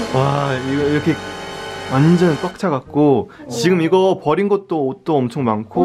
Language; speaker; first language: Korean; native; Korean